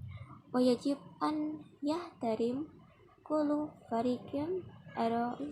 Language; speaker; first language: Arabic; non-native, learner; Indonesian